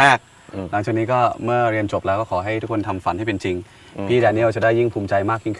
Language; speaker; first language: Thai; native; Thai